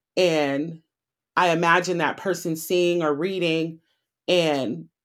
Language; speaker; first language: English; native; English